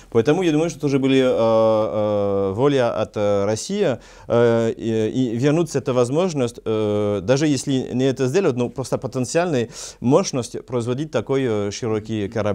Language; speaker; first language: Russian; non-native, learner; French